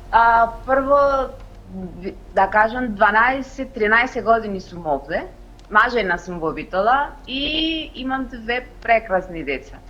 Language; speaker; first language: Macedonian; non-native, fluent; Spanish